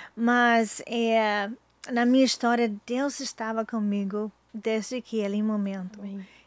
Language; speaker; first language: Portuguese; non-native, learner; English